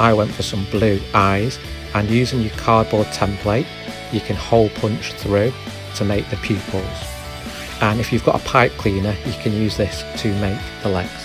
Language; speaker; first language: English; native; English